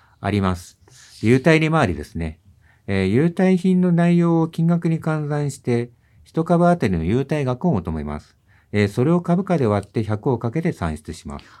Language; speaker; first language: Japanese; native; Japanese